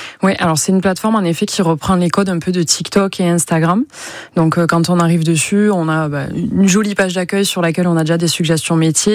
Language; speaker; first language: French; native; French